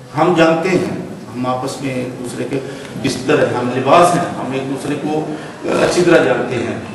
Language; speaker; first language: Urdu; non-native, local second language; Punjabi